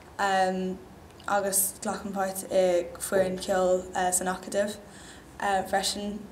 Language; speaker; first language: Irish; non-native, local second language; English